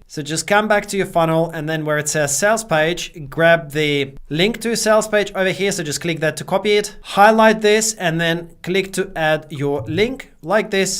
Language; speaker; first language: English; native; English